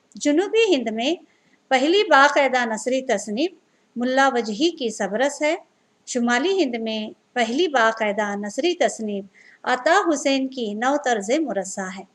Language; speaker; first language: Urdu; native; Urdu